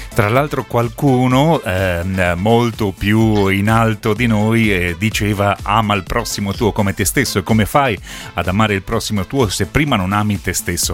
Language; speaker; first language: Italian; native; Italian